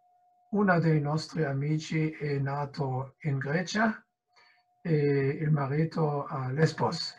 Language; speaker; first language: Italian; non-native, fluent; German